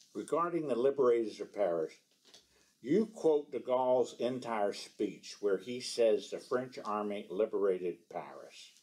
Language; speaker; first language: English; native; English